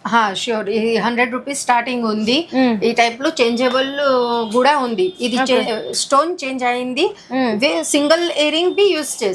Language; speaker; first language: Telugu; non-native, local second language; Hindi